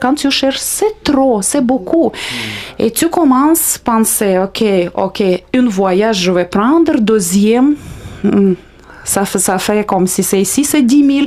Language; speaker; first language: French; non-native, fluent; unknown